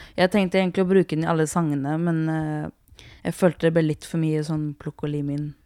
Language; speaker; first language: Norwegian; early bilingual, other home language; Kurdish